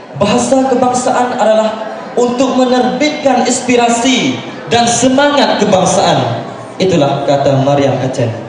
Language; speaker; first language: Malay; native; Malay